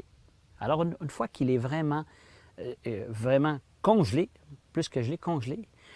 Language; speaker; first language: French; native; French